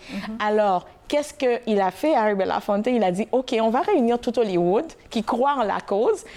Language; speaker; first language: French; non-native, local second language; Haitian Creole